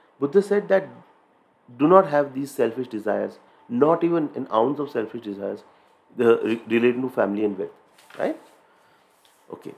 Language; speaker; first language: English; non-native, local second language; Hindi